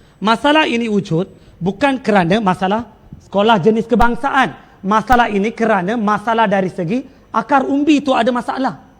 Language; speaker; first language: Malay; non-native, local second language; Tamil